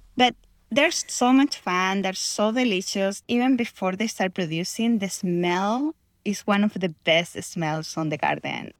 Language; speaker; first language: English; non-native, fluent; Spanish